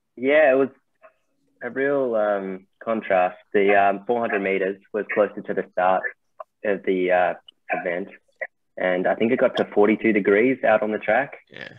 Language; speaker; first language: English; native; English